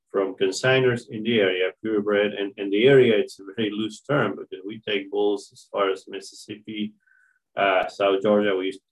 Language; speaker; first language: English; non-native, fluent; Spanish